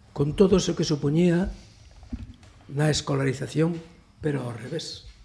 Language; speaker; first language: Galician; native; Galician